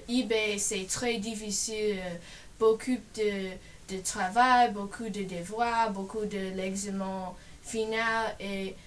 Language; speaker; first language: French; non-native, learner; English